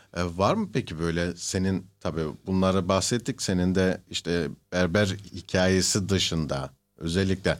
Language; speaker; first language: Turkish; native; Turkish